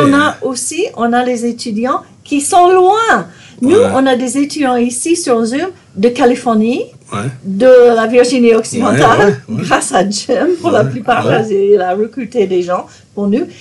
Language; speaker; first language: French; non-native, fluent; English